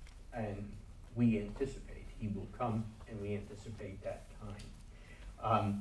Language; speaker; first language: English; native; English